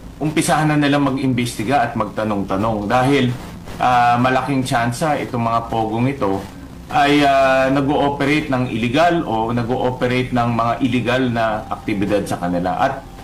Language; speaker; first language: Filipino; native; Filipino